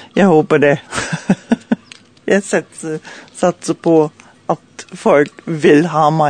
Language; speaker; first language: Norwegian; non-native, learner; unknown